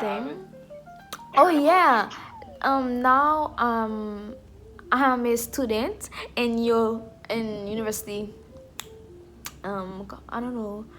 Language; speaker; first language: English; non-native, learner; Haitian Creole